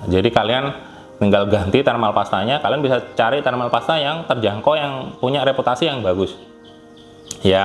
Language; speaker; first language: Indonesian; native; Indonesian